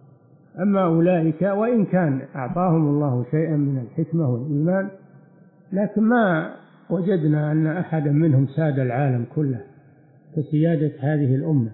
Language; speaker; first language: Arabic; native; Arabic